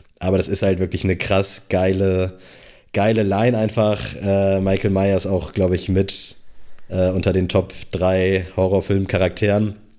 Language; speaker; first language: German; native; German